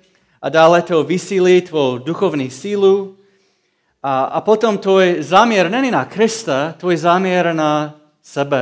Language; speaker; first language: Czech; non-native, fluent; English